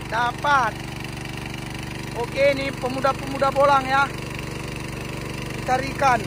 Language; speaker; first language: Indonesian; native; Indonesian